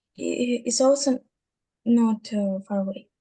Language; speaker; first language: English; non-native, learner; Russian